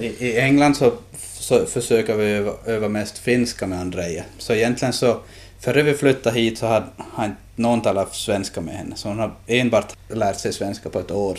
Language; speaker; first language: Swedish; native; Swedish